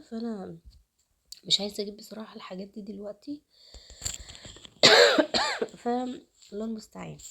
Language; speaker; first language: Arabic; native; Arabic